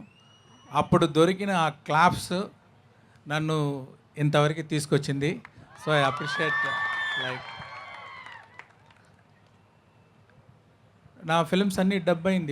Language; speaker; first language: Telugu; non-native, learner; Tamil